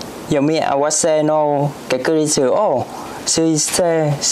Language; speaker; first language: Japanese; non-native, learner; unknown